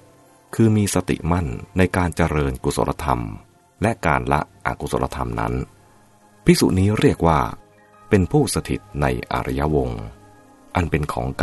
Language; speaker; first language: Thai; native; Thai